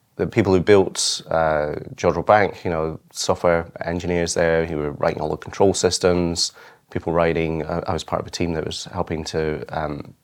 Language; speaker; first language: English; native; English